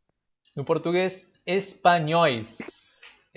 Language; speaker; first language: Portuguese; non-native, fluent; Spanish